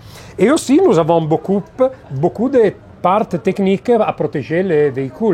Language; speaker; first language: French; non-native, fluent; Italian